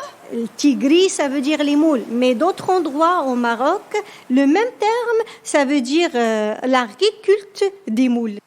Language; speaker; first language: French; non-native, local second language; Berber languages